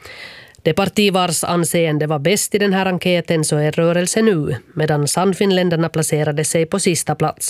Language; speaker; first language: Swedish; native; Swedish